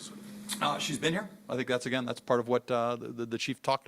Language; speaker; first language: English; native; English